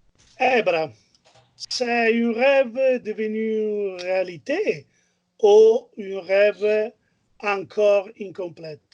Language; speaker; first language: French; non-native, learner; Italian